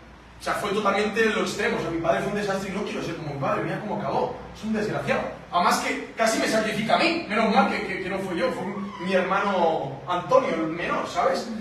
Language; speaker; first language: Spanish; native; Spanish